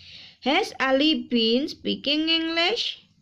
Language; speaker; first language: English; non-native, fluent; Indonesian